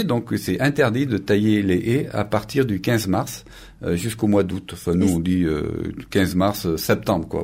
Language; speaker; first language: French; native; French